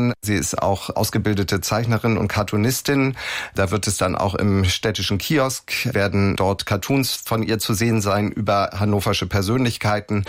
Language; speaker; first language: German; native; German